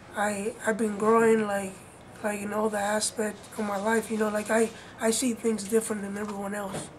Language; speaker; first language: English; early bilingual, other home language; Spanish